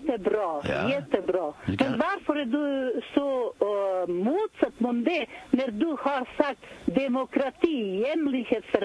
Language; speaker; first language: Swedish; non-native, fluent; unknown